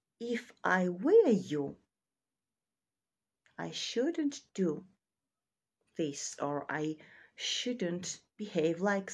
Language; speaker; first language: English; non-native, learner; Georgian